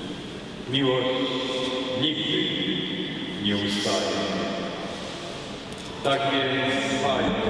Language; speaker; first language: Polish; native; Polish